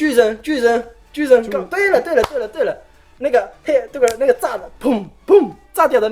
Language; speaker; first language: Chinese; early bilingual, heritage; Chinese